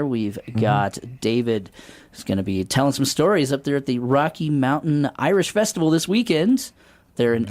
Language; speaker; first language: English; native; English